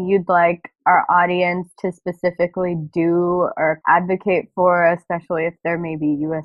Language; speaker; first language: English; native; English